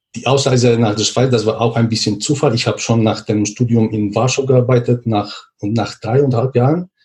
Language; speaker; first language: German; non-native, learner; Polish